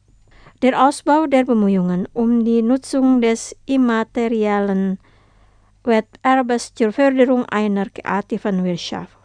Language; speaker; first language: German; non-native, fluent; Indonesian